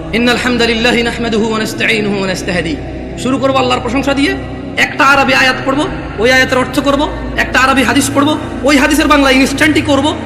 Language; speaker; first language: Bangla; early bilingual, heritage; Bangla